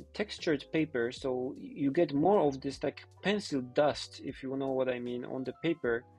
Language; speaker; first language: English; non-native, fluent; Polish